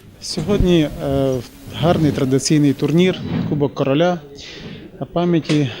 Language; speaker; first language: Ukrainian; native; Ukrainian